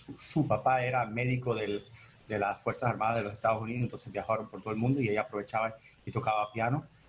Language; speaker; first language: Spanish; early bilingual, heritage; Spanish